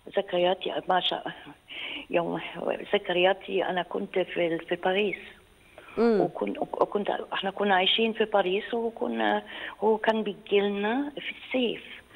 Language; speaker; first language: Arabic; non-native, fluent; French